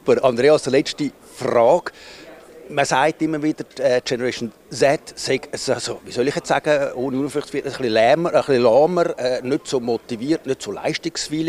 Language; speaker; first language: German; native; German